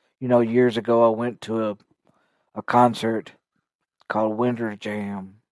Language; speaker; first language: English; native; English